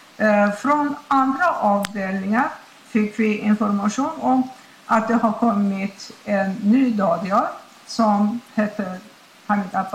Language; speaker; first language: Swedish; non-native, fluent; Persian